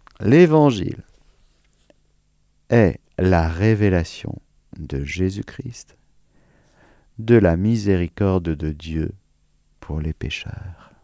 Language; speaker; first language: French; native; French